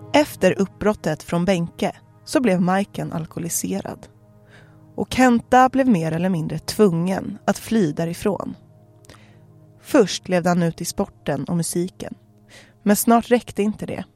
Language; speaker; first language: Swedish; native; Swedish